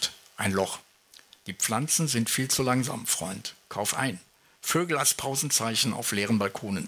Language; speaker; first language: German; native; German